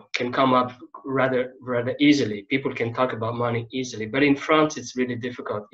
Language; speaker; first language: English; non-native, fluent; French